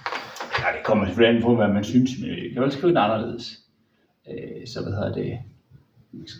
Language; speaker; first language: Danish; native; Danish